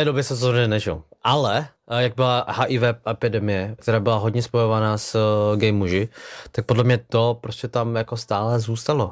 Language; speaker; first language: Czech; early bilingual, other home language; Vietnamese